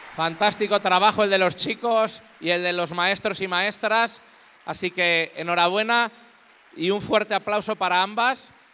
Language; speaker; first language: Spanish; native; Spanish